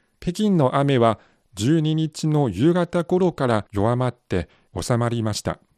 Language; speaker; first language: Japanese; non-native, fluent; Chinese